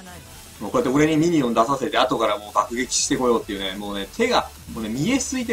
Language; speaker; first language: Japanese; native; Japanese